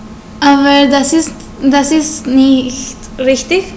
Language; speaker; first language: German; non-native, learner; Spanish